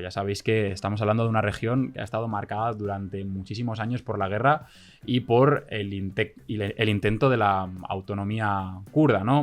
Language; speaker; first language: Spanish; native; Spanish